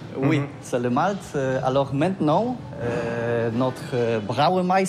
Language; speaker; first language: French; non-native, learner; Polish